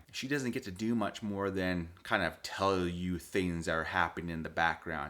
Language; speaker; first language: English; native; English